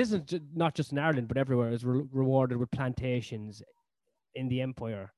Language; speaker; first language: English; native; English